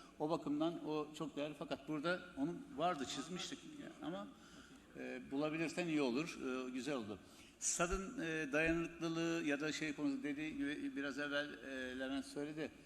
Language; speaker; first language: Turkish; native; Turkish